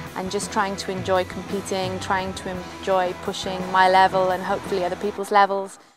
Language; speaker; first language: English; native; English